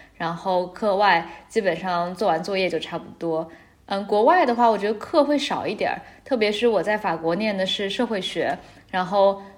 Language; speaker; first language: Chinese; native; Chinese